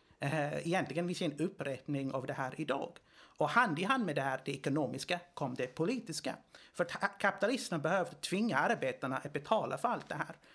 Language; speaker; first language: Swedish; non-native, fluent; Greek